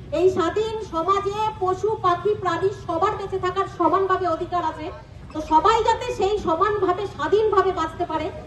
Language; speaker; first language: Bangla; native; Bangla